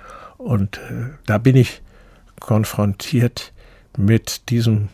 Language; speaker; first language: German; native; German